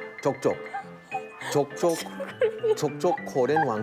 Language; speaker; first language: Korean; non-native, learner; English